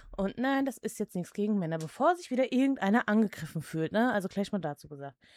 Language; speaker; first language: German; early bilingual, other home language; Czech